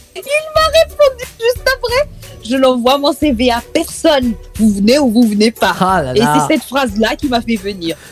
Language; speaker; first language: French; non-native, local second language; Malagasy